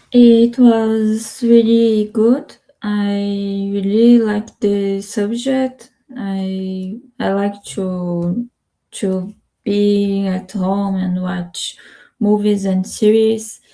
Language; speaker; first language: English; non-native, learner; Spanish